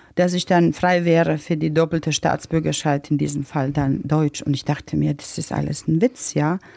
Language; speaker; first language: German; non-native, fluent; Bosnian